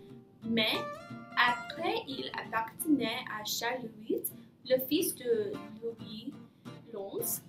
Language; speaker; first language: French; non-native, learner; English